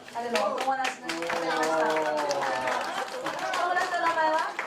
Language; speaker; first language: Japanese; non-native, fluent; Bangla